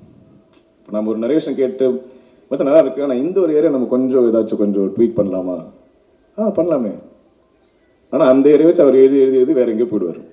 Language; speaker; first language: Tamil; non-native, local second language; Malayalam